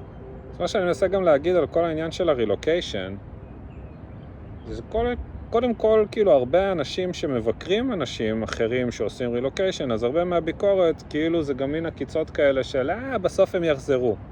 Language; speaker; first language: Hebrew; early bilingual, other home language; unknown